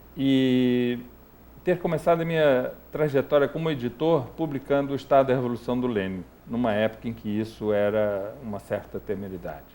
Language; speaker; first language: Portuguese; native; Portuguese